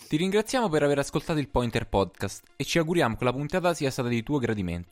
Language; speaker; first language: Italian; native; Italian